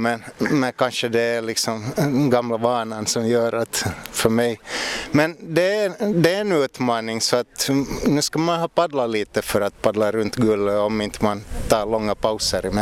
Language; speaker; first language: Swedish; native; Swedish